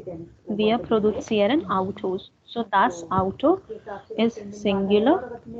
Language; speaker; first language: German; non-native, learner; Hindi